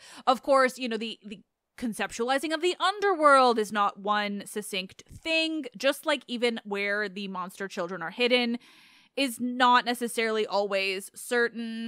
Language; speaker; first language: English; native; English